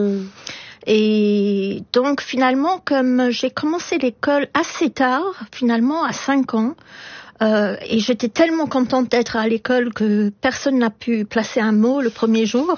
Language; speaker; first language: French; non-native, fluent; English